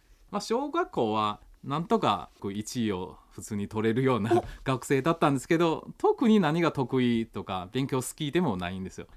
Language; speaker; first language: Japanese; non-native, fluent; Chinese